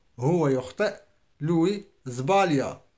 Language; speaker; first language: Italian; non-native, fluent; Arabic